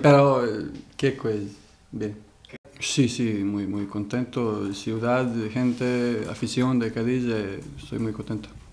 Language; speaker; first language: Spanish; non-native, learner; Serbian